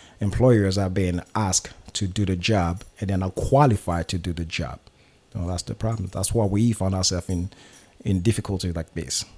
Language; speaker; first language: English; non-native, fluent; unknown